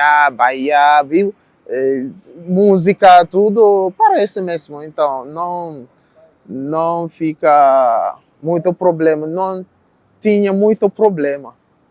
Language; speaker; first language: Portuguese; non-native, learner; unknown